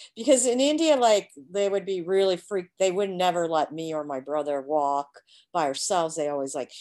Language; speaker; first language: English; early bilingual, other home language; Hindi